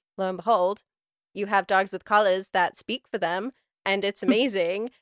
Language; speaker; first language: English; native; English